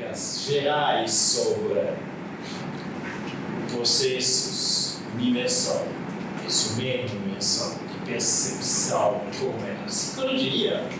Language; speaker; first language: Portuguese; non-native, learner; French